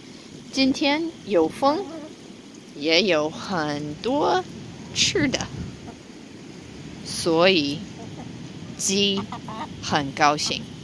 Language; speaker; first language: Chinese; non-native, fluent; English